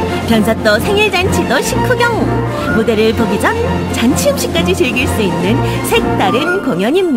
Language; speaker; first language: Korean; native; Korean